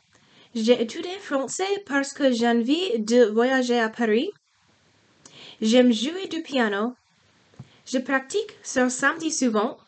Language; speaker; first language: French; non-native, learner; English